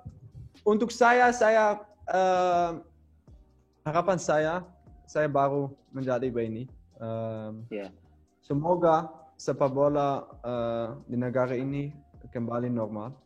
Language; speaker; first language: Indonesian; non-native, learner; Dutch